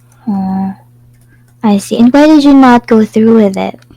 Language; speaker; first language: English; non-native, fluent; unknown